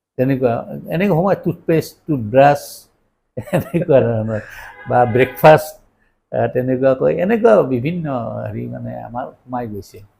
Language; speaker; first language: Assamese; native; Assamese